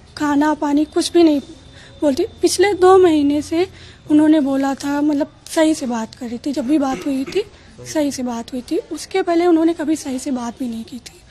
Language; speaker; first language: Hindi; native; Hindi